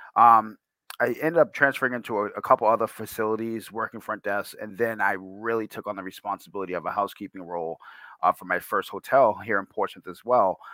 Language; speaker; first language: English; native; English